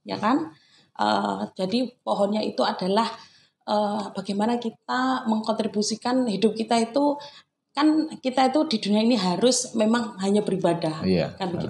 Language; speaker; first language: Indonesian; non-native, local second language; Javanese